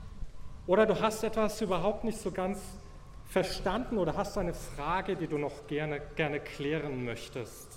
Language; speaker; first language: German; native; German